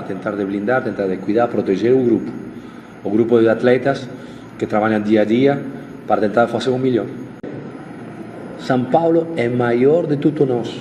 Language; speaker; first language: Portuguese; non-native, fluent; Spanish